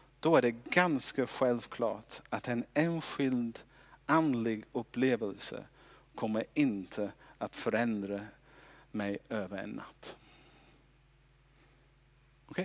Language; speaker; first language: Swedish; non-native, fluent; English